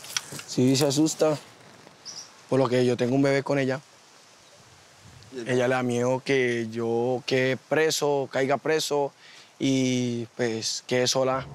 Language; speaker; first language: Spanish; native; Spanish